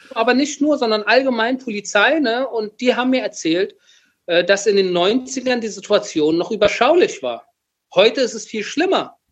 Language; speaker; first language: German; early bilingual, other home language; Persian